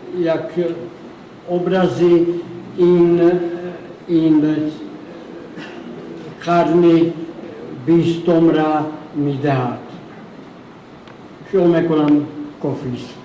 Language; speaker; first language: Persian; non-native, fluent; Czech